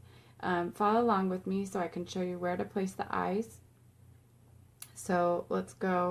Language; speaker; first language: English; native; English